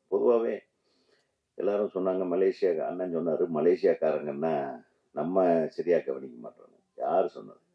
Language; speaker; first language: Tamil; native; Tamil